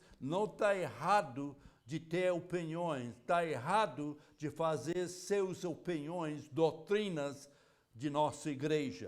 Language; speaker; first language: Portuguese; non-native, fluent; English